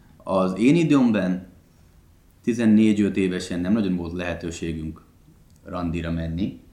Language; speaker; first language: Hungarian; non-native, fluent; Hindi